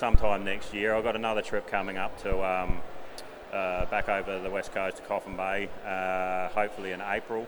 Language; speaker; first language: English; native; English